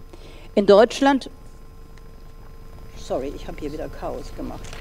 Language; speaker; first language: German; native; German